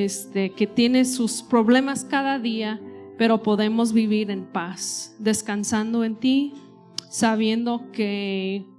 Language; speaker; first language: Spanish; non-native, fluent; English